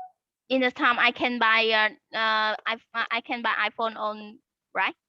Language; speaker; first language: English; non-native, learner; Vietnamese